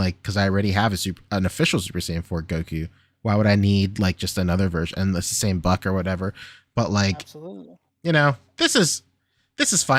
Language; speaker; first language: English; native; English